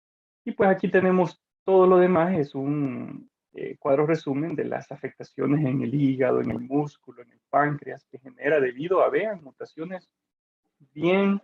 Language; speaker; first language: Spanish; native; Spanish